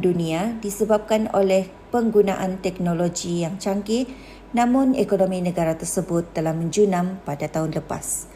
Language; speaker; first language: Malay; native; Malay